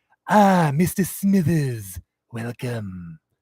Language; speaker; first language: English; native; English